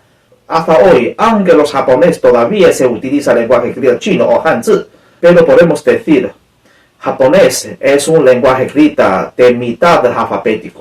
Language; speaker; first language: Spanish; non-native, learner; Chinese